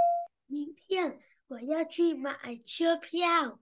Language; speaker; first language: Chinese; non-native, learner; Vietnamese